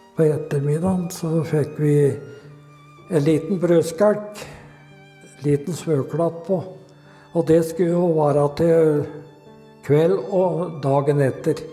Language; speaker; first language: Norwegian; native; Norwegian